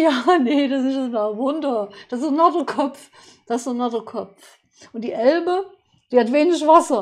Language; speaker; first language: German; native; German